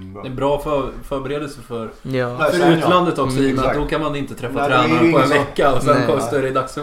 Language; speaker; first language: Swedish; native; Swedish